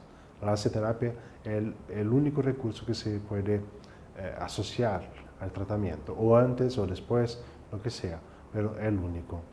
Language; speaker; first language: Spanish; non-native, fluent; Portuguese